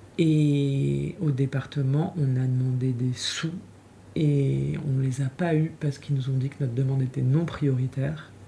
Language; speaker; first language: French; native; French